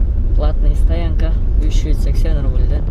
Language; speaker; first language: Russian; non-native, local second language; Kyrgyz